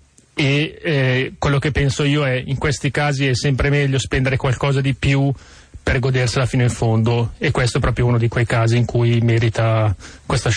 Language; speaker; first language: Italian; native; Italian